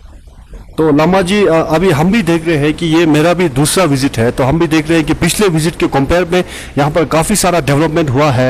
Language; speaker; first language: Hindi; native; Hindi